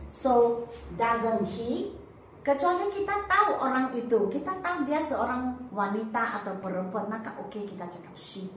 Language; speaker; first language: Malay; non-native, local second language; Chinese